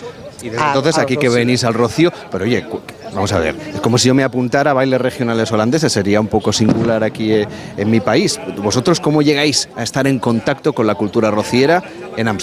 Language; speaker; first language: Spanish; native; Spanish